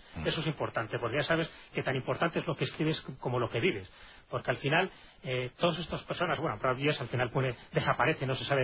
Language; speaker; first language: Spanish; native; Spanish